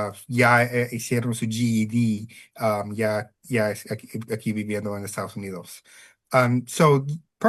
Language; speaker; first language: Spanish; early bilingual, heritage; Spanish